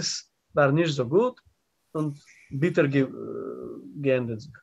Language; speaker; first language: German; non-native, learner; Russian